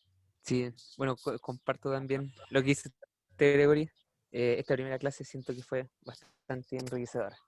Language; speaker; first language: Spanish; native; Spanish